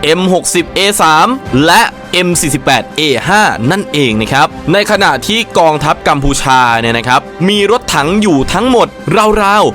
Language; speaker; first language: Thai; native; Thai